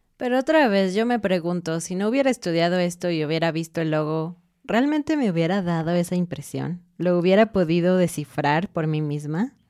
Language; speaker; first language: Spanish; native; Spanish